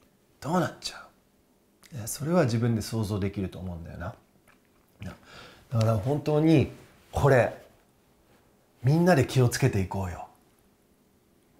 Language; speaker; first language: Japanese; non-native, fluent; English